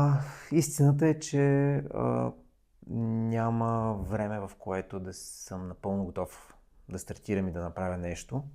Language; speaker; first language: Bulgarian; native; Bulgarian